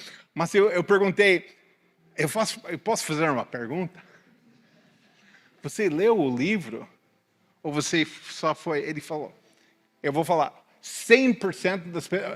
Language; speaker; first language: Portuguese; non-native, fluent; English